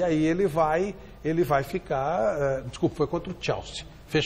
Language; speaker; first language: Portuguese; native; Portuguese